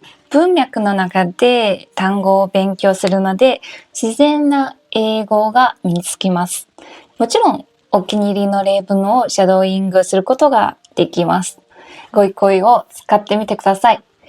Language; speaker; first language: Japanese; non-native, fluent; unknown